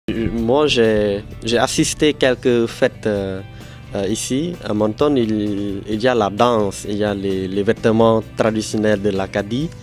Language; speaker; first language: French; non-native, fluent; Khmer